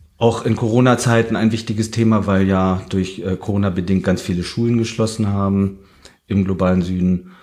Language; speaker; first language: German; early bilingual, heritage; German